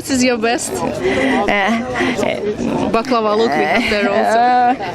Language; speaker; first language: English; non-native, fluent; Russian